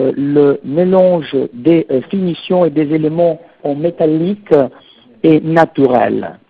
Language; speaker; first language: French; non-native, fluent; Italian